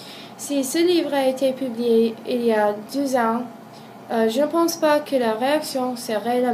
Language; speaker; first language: French; non-native, learner; English